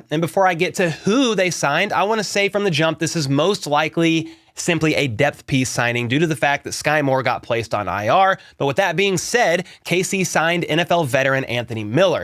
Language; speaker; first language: English; native; English